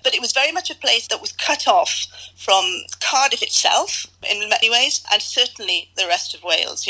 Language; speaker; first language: English; native; English